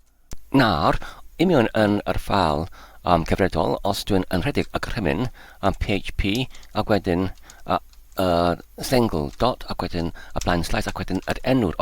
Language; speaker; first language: Welsh; non-native, learner; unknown